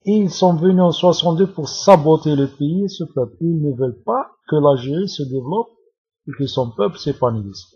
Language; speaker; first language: French; non-native, local second language; Arabic